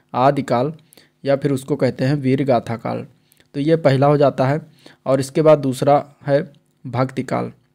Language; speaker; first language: Hindi; native; Hindi